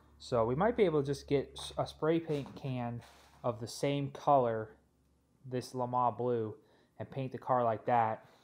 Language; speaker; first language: English; native; English